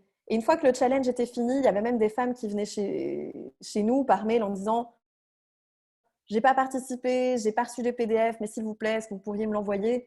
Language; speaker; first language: French; native; French